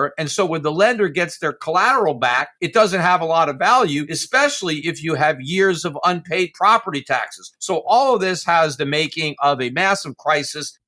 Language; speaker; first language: English; native; English